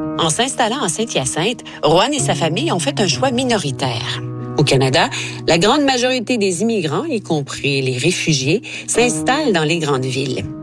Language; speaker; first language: French; native; French